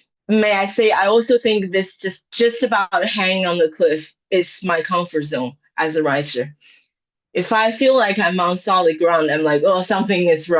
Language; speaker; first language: English; non-native, fluent; Chinese